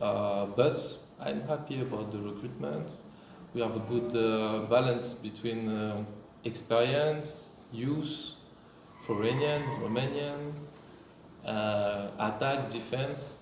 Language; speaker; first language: English; non-native, fluent; French